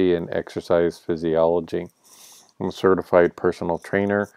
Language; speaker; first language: English; native; English